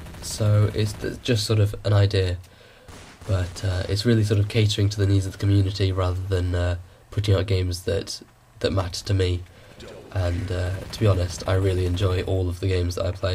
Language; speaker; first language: English; native; English